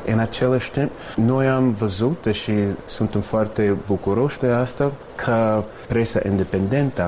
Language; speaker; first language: Romanian; non-native, fluent; English